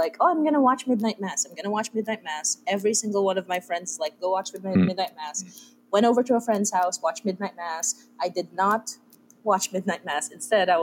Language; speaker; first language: English; non-native, local second language; Filipino